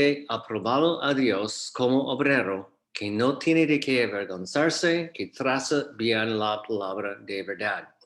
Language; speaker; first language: Spanish; non-native, fluent; English